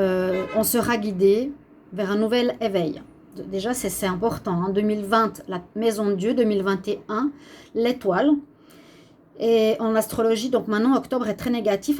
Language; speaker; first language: French; native; French